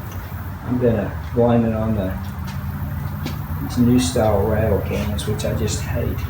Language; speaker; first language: English; native; English